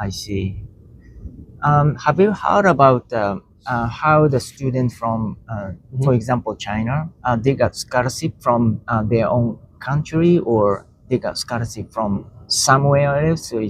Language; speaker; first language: English; non-native, learner; Japanese